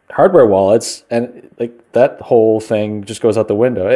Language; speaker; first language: English; native; English